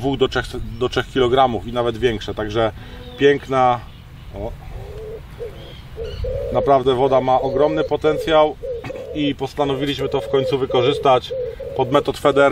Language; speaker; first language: Polish; native; Polish